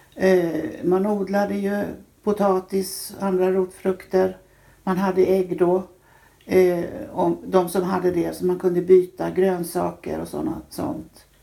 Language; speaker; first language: Swedish; native; Swedish